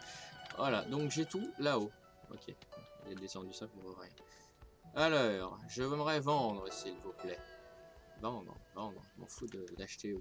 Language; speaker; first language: French; native; French